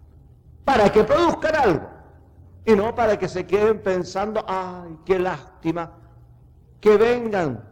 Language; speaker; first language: Spanish; native; Spanish